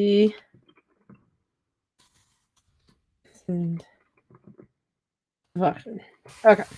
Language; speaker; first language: German; non-native, learner; English